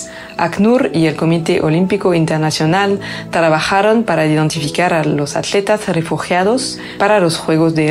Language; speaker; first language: Spanish; native; Spanish